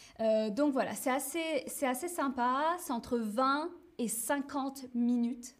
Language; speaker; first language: French; native; French